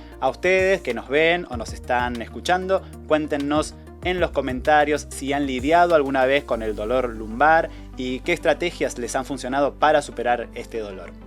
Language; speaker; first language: Spanish; native; Spanish